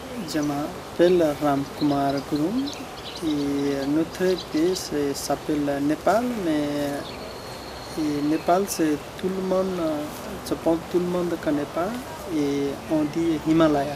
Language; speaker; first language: French; non-native, learner; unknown